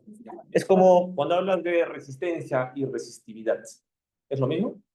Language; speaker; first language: Spanish; native; Spanish